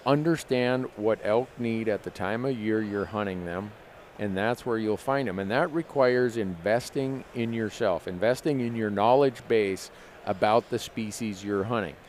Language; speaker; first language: English; native; English